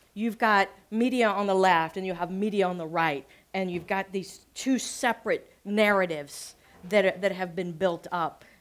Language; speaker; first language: English; native; English